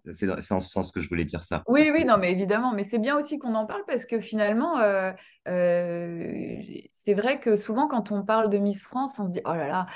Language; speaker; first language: French; early bilingual, other home language; Kinyarwanda